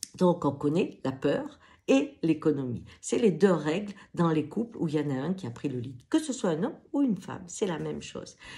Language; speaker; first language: French; native; French